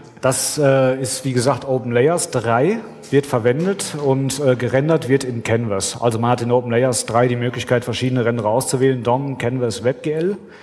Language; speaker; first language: German; native; German